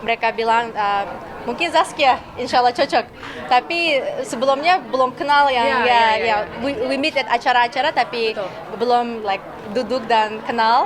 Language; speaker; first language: Indonesian; non-native, learner; Uyghur